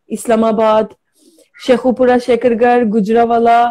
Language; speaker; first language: Hindi; non-native, learner; Turkish